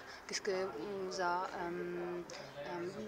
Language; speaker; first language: French; non-native, learner; Italian